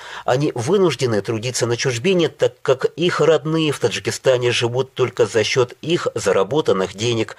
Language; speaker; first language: Russian; non-native, local second language; Tajik